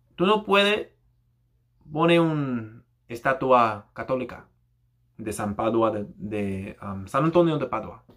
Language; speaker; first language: Spanish; non-native, learner; English